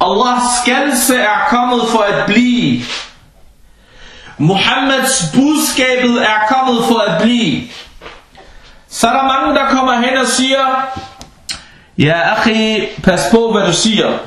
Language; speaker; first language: Danish; early bilingual, other home language; Arabic